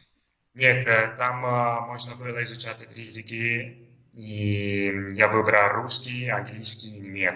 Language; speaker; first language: Russian; non-native, fluent; Italian